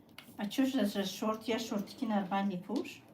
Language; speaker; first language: Russian; non-native, learner; Tajik